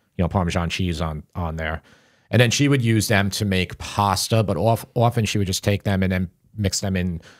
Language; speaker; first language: English; native; English